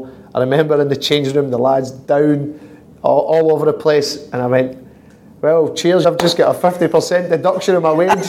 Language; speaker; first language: English; native; English